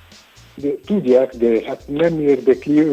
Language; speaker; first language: Hungarian; non-native, learner; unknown